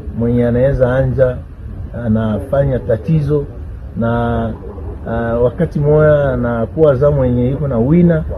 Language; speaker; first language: Swahili; native; Swahili